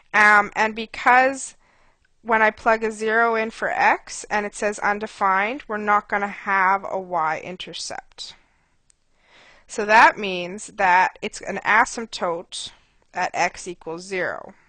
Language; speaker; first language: English; native; English